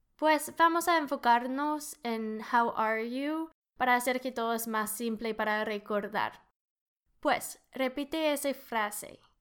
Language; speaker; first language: Spanish; non-native, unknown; English